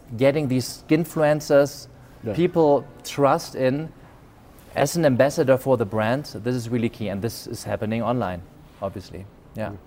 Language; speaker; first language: English; non-native, fluent; German